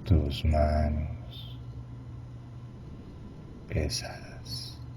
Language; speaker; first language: Spanish; non-native, fluent; Italian